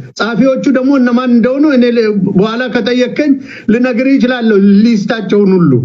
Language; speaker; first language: Amharic; non-native, local second language; Oromo